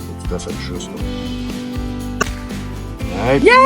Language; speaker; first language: French; native; French